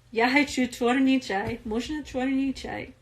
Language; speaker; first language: Russian; non-native, learner; English